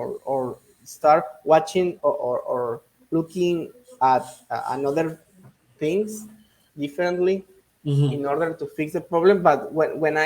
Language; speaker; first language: English; non-native, learner; Spanish